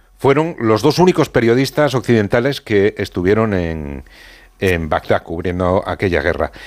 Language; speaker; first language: Spanish; native; Spanish